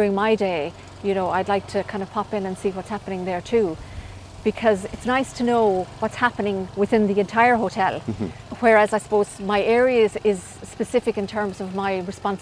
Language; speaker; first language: English; native; English